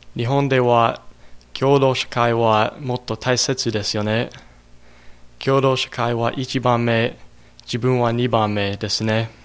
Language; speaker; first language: Japanese; non-native, learner; English